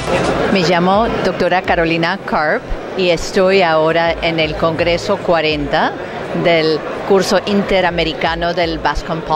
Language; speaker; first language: Spanish; non-native, fluent; English